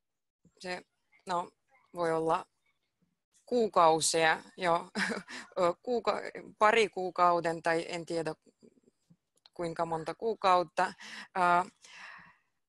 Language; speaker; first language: Finnish; non-native, fluent; Russian